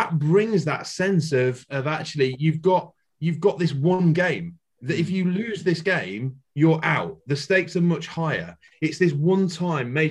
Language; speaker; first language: English; native; English